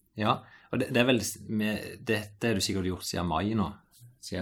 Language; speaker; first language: Norwegian; native; Norwegian